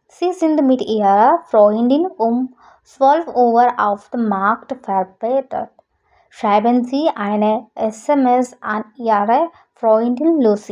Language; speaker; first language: German; non-native, learner; Malayalam